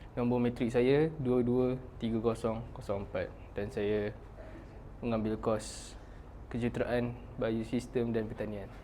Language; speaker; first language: Malay; native; Malay